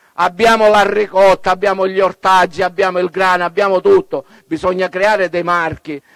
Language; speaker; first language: Italian; native; Italian